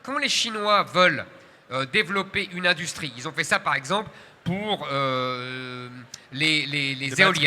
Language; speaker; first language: French; native; French